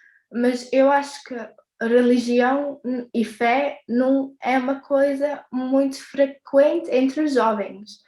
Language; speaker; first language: Portuguese; early bilingual, heritage; English